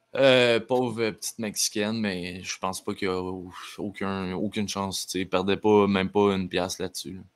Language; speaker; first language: French; native; French